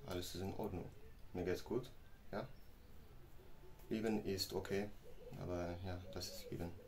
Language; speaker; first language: German; non-native, learner; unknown